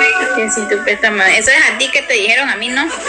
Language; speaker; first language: Spanish; native; Spanish